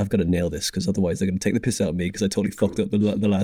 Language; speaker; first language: English; native; English